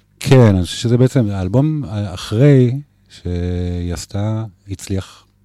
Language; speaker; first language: Hebrew; early bilingual, heritage; Hebrew